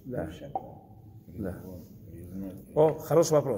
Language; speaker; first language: Russian; early bilingual, heritage; Russian